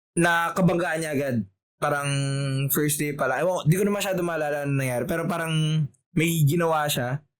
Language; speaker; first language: Filipino; native; Filipino